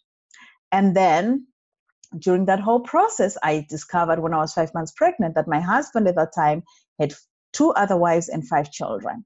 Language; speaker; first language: English; non-native, local second language; Shona